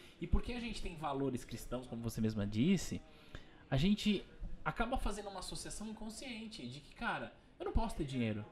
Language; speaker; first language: Portuguese; native; Portuguese